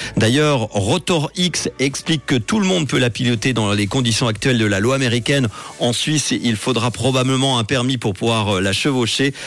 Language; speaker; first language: French; native; French